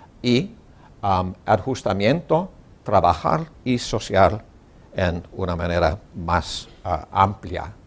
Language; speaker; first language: Spanish; non-native, learner; English